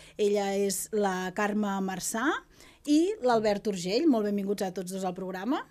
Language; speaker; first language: Catalan; native; Catalan